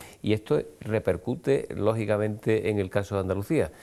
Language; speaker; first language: Spanish; native; Spanish